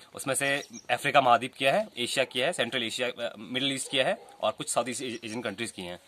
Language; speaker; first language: Hindi; native; Hindi